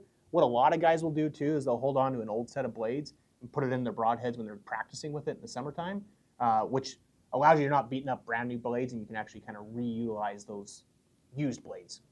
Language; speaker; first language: English; native; English